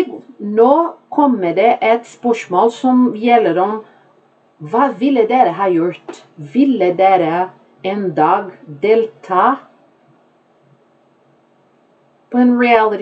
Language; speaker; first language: Norwegian; non-native, fluent; Portuguese